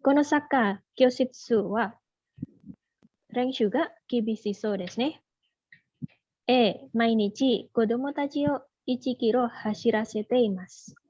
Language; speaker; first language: Japanese; non-native, fluent; Indonesian